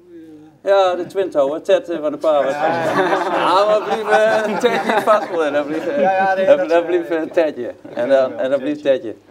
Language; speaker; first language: Dutch; native; Dutch